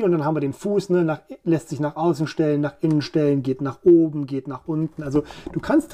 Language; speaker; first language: German; native; German